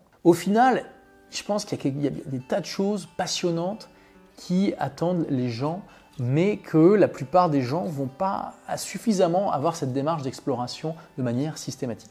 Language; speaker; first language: French; native; French